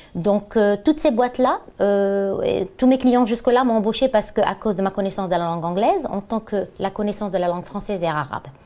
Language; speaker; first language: French; non-native, local second language; Arabic